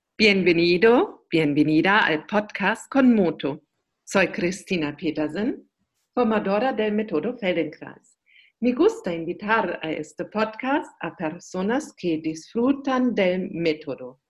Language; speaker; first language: Spanish; non-native, learner; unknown